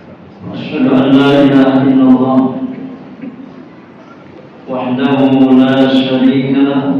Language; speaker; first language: Arabic; non-native, fluent; Indonesian